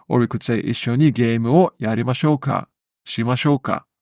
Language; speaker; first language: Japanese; non-native, learner; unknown